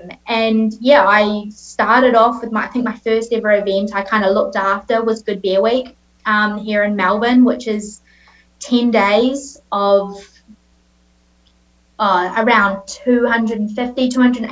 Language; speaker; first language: English; native; English